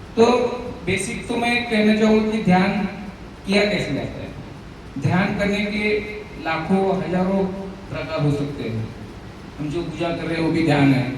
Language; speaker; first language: Hindi; non-native, local second language; Marathi